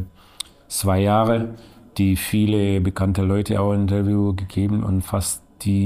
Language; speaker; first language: German; non-native, learner; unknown